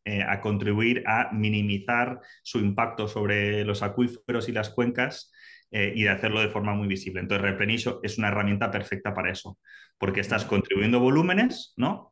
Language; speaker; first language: Spanish; native; Spanish